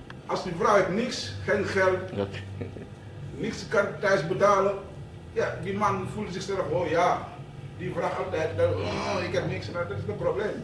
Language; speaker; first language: Dutch; non-native, fluent; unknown